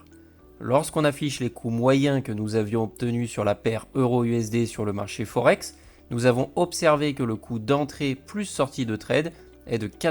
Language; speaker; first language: French; native; French